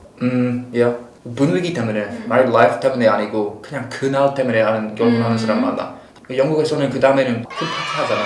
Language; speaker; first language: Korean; non-native, learner; English